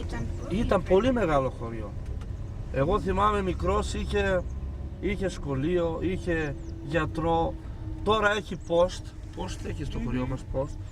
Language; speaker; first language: Greek; non-native, local second language; Macedonian